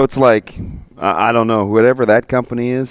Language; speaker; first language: English; native; English